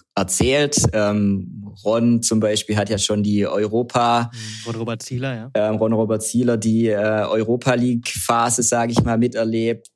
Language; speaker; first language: German; native; German